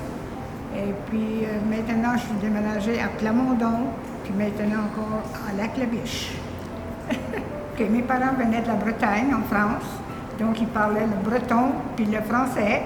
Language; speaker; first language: French; native; French